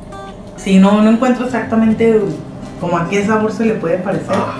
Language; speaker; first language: Spanish; non-native, local second language; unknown